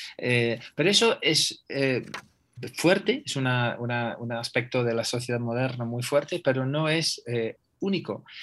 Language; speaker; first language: Spanish; non-native, fluent; English